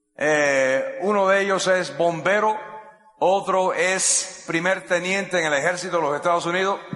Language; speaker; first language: Spanish; non-native, fluent; English